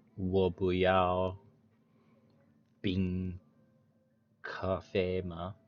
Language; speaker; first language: Chinese; non-native, learner; English